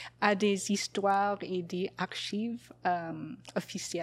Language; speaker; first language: French; non-native, local second language; English